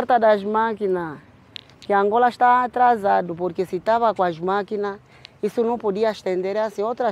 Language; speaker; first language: Portuguese; non-native, local second language; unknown